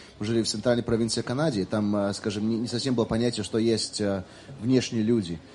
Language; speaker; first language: Russian; early bilingual, heritage; Russian